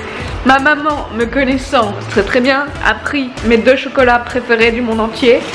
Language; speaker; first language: French; native; French